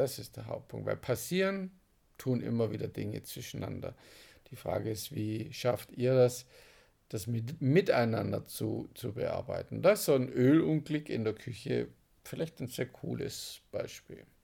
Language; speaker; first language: German; native; German